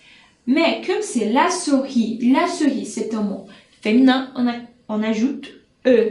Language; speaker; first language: French; non-native, fluent; Portuguese